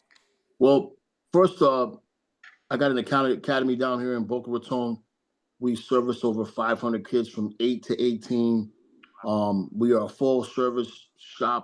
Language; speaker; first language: English; native; English